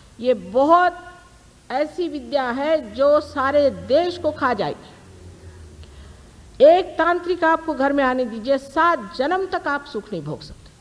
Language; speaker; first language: Hindi; non-native, local second language; Marathi